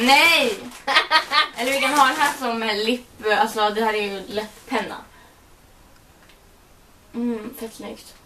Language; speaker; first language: Swedish; native; Swedish